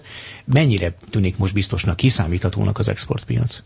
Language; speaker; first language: Hungarian; native; Hungarian